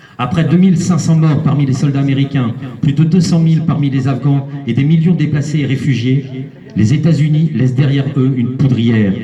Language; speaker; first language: French; native; French